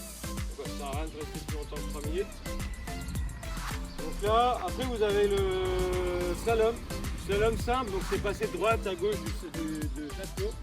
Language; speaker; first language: French; native; French